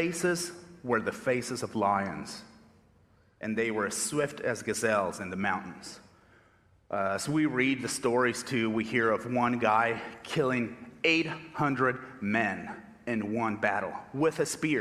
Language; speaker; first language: English; non-native, fluent; Spanish